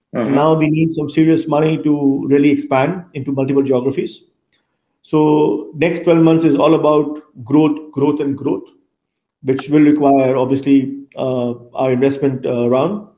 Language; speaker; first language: English; non-native, local second language; Bangla